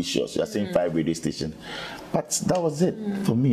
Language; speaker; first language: English; non-native, local second language; Akan